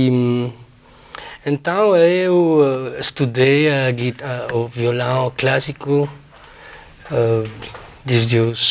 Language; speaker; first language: Portuguese; non-native, fluent; Spanish